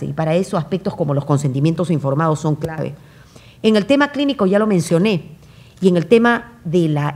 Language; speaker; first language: Spanish; native; Spanish